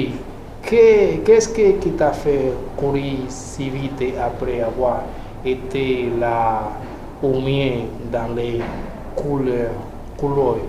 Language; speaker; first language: French; non-native, learner; Spanish